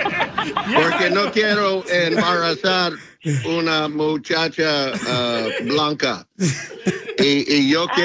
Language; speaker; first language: Spanish; non-native, learner; English